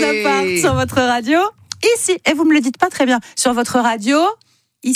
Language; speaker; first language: French; native; French